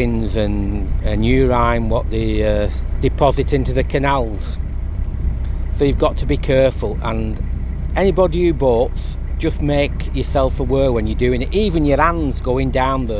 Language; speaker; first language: English; native; English